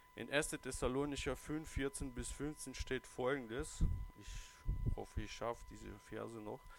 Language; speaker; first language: German; early bilingual, other home language; Russian